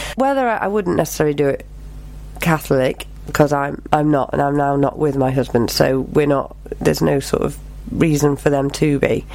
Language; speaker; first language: English; native; English